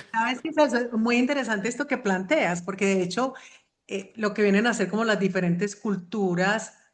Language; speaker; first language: Spanish; native; Spanish